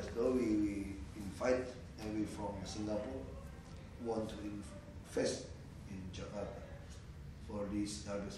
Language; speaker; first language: English; non-native, learner; Indonesian